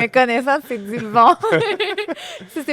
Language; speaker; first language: French; native; French